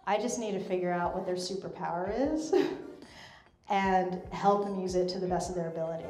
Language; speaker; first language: English; native; English